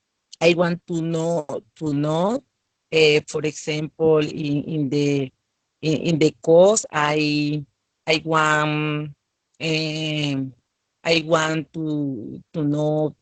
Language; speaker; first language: English; non-native, learner; Spanish